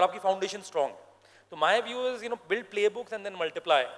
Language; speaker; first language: English; non-native, local second language; Hindi